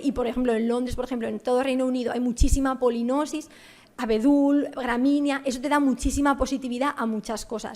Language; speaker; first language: Spanish; native; Spanish